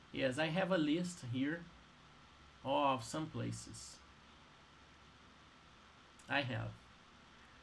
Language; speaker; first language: English; non-native, fluent; Portuguese